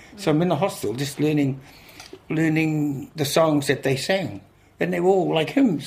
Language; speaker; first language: English; native; English